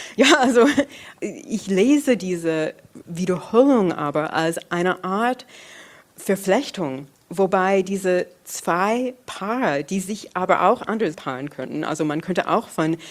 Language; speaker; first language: German; non-native, fluent; English